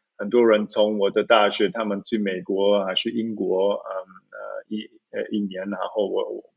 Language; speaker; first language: Chinese; early bilingual, heritage; Chinese